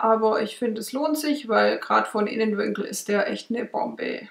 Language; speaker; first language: German; native; German